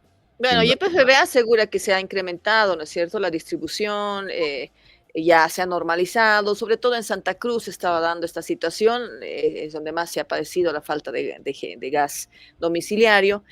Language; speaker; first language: Spanish; native; Spanish